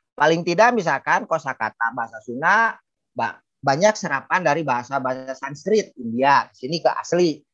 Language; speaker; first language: Indonesian; non-native, local second language; Sundanese